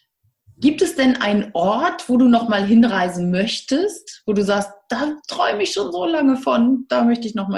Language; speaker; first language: German; native; German